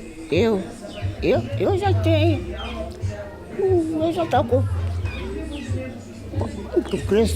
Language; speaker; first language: Portuguese; non-native, learner; Kabuverdianu